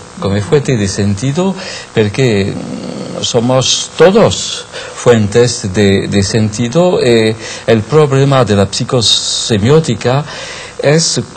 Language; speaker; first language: Spanish; non-native, fluent; French